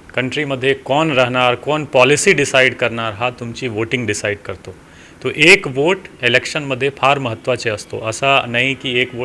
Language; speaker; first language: Marathi; non-native, local second language; Hindi